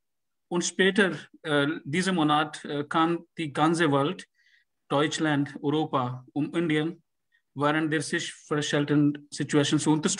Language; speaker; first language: German; non-native, learner; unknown